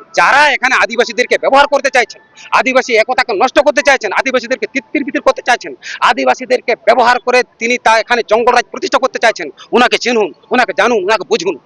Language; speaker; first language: Bangla; non-native, local second language; Santali